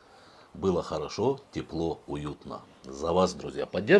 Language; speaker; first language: Russian; native; Russian